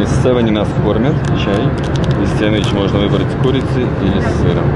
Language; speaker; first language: Russian; native; Russian